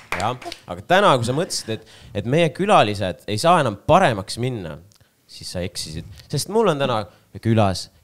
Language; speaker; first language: Estonian; non-native, local second language; Russian